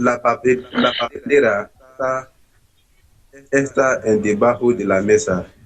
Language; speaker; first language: Spanish; non-native, learner; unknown